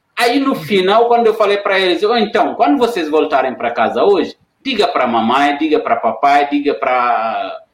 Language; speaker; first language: Portuguese; non-native, fluent; Wolof